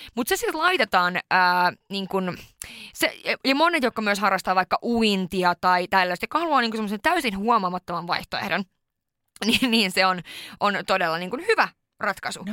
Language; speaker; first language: Finnish; early bilingual, heritage; Finnish